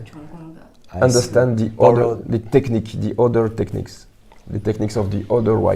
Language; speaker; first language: English; non-native, learner; French